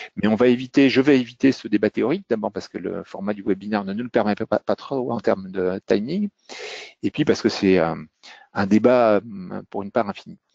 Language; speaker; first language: French; native; French